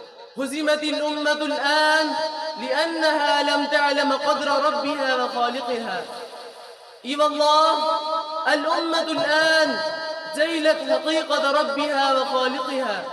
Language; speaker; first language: Arabic; non-native, fluent; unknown